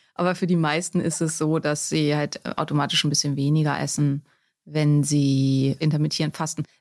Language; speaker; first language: German; native; German